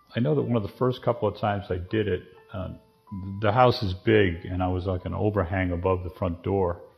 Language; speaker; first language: English; native; English